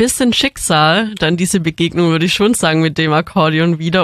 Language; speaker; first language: German; native; German